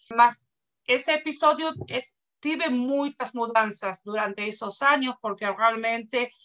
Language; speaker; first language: Portuguese; non-native, fluent; Hebrew